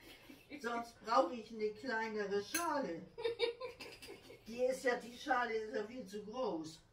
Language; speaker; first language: German; native; German